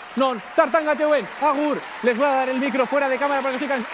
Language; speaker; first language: Spanish; native; Spanish